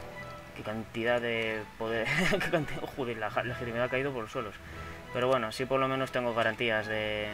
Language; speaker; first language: Spanish; native; Spanish